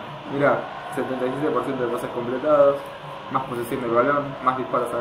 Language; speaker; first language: Spanish; native; Spanish